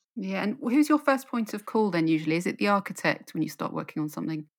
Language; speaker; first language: English; native; English